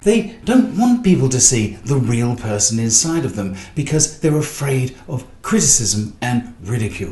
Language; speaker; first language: English; native; English